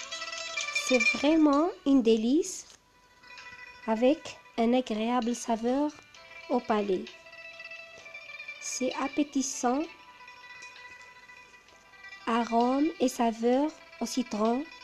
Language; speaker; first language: French; non-native, local second language; Arabic